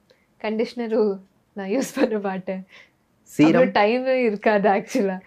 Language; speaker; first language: Tamil; non-native, learner; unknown